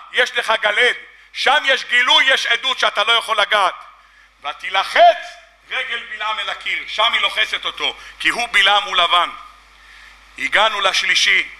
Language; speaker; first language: Hebrew; native; Hebrew